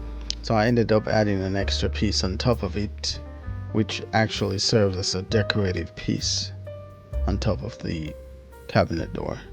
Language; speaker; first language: English; native; English